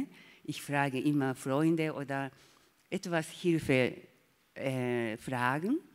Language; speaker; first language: German; non-native, learner; Japanese